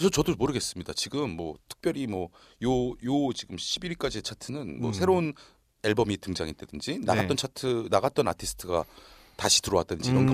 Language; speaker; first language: Korean; native; Korean